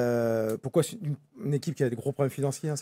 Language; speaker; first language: French; native; French